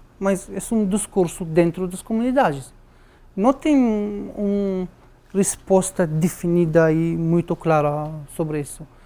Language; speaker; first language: Portuguese; non-native, learner; Arabic